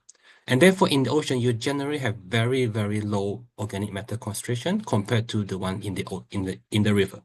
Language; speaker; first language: English; non-native, fluent; Indonesian